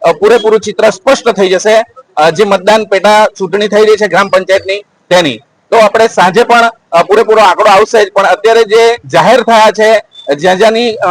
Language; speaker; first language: Gujarati; native; Gujarati